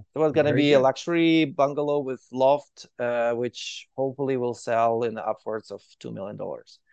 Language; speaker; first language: English; non-native, fluent; Ukrainian